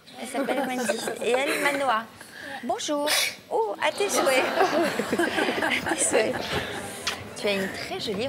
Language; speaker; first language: French; native; French